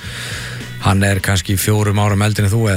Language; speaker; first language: Icelandic; native; Icelandic